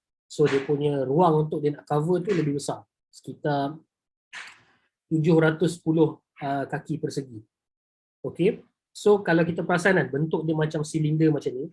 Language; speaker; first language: Malay; native; Malay